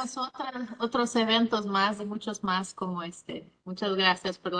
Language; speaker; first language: Spanish; non-native, fluent; Portuguese